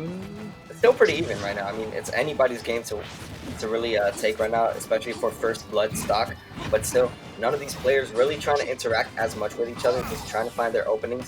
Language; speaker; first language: English; native; English